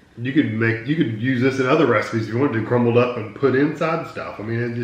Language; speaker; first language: English; native; English